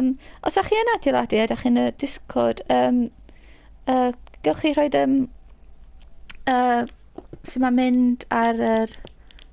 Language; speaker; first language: Welsh; native; Welsh